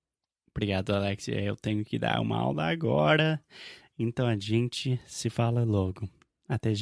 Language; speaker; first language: Portuguese; non-native, fluent; English